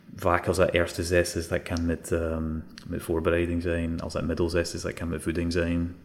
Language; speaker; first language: Dutch; non-native, fluent; English